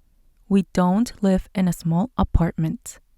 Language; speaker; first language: English; non-native, fluent; Spanish